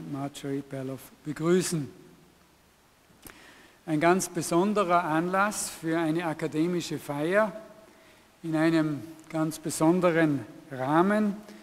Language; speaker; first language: German; native; German